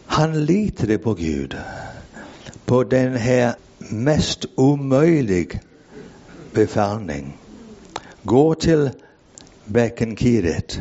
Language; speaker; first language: Swedish; non-native, fluent; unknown